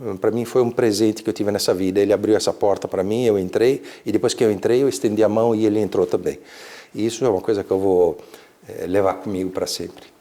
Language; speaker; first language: Portuguese; early bilingual, other home language; Italian